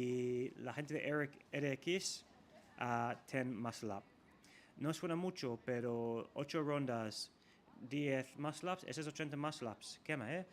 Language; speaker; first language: Spanish; non-native, learner; English